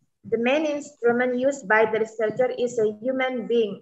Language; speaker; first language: English; non-native, fluent; Indonesian